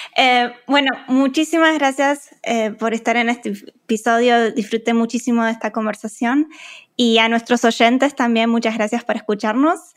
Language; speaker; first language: Spanish; native; Spanish